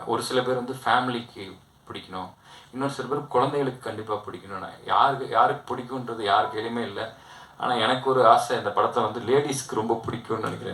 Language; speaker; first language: Tamil; native; Tamil